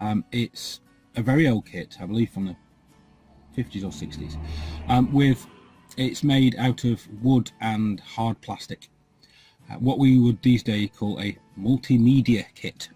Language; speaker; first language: English; native; English